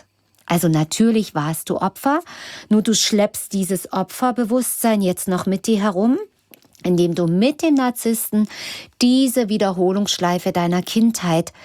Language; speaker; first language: German; native; German